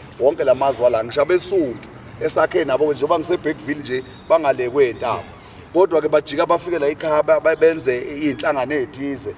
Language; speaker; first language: Zulu; native; Zulu